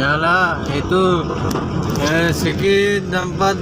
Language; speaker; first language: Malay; non-native, learner; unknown